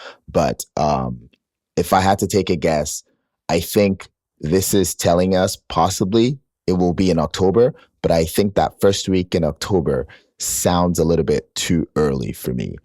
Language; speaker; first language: English; native; English